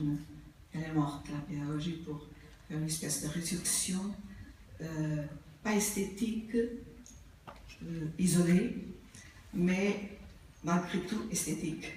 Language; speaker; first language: French; non-native, fluent; Portuguese